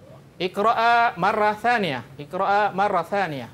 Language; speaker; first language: Arabic; non-native, fluent; Malay